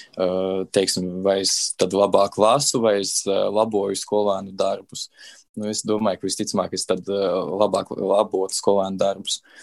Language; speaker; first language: Latvian; native; Latvian